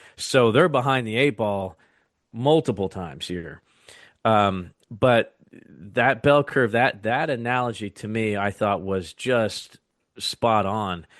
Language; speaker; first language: English; native; English